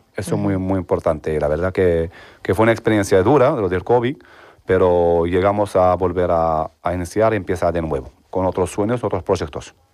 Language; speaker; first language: Spanish; non-native, fluent; Arabic